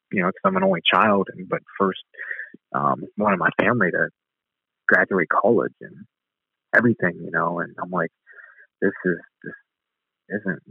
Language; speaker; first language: English; native; English